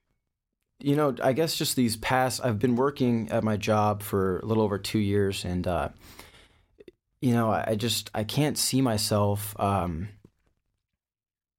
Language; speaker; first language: English; native; English